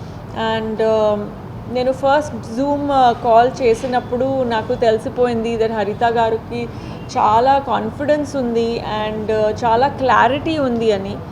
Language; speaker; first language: Telugu; non-native, fluent; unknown